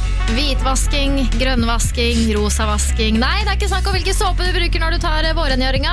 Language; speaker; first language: Norwegian; native; Norwegian